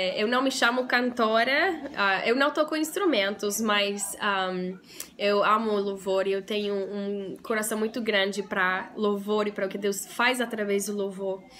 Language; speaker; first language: Portuguese; non-native, fluent; English